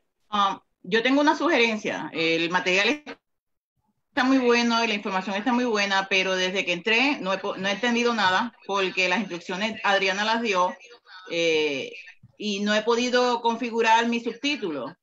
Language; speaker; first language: Spanish; native; Spanish